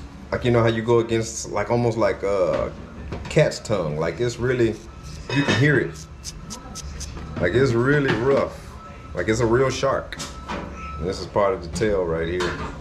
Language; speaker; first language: English; native; English